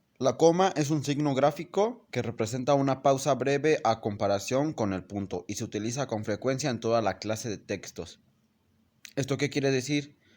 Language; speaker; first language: Spanish; native; Spanish